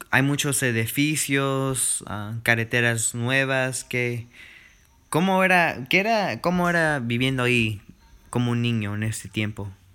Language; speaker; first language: Spanish; early bilingual, heritage; Spanish